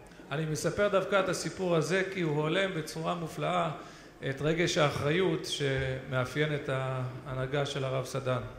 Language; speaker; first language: Hebrew; native; Hebrew